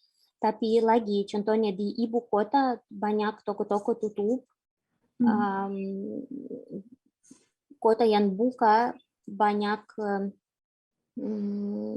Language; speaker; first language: Indonesian; non-native, fluent; Ukrainian